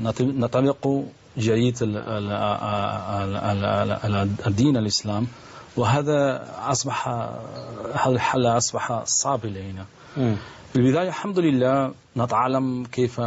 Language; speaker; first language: Arabic; non-native, learner; Spanish